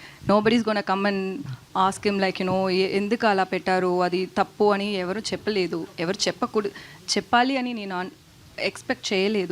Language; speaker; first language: Telugu; non-native, local second language; Tamil